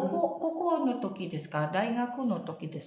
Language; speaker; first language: Japanese; non-native, learner; Indonesian